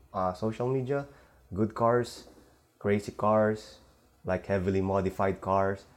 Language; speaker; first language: English; non-native, local second language; Filipino